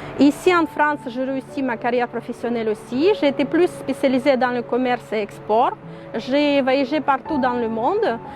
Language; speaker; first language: French; non-native, fluent; Russian